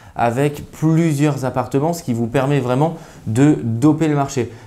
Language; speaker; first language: French; native; French